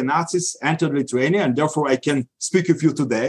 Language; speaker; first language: English; non-native, fluent; Yiddish